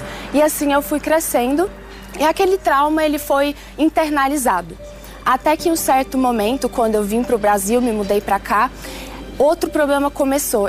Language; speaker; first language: Portuguese; early bilingual, other home language; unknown